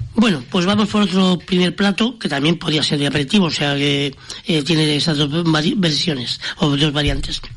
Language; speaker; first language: Spanish; native; Spanish